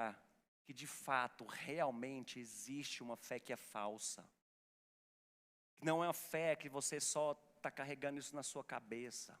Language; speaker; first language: Portuguese; native; Portuguese